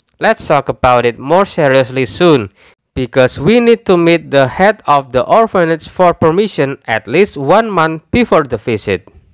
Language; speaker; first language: English; non-native, fluent; Indonesian